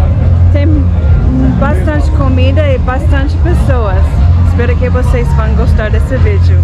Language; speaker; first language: Portuguese; non-native, fluent; English